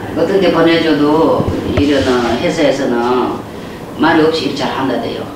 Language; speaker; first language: Korean; non-native, learner; Russian